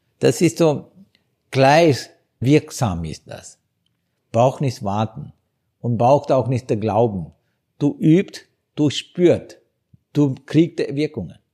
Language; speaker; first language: German; non-native, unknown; Sinhala